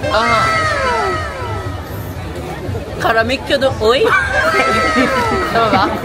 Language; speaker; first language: Filipino; non-native, learner; Japanese